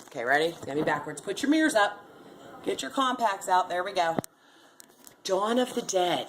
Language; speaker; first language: English; native; English